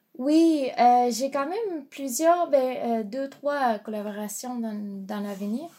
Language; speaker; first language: French; non-native, fluent; Japanese